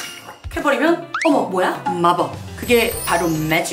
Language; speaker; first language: Korean; native; Korean